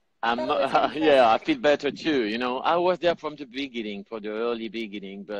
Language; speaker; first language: English; non-native, fluent; French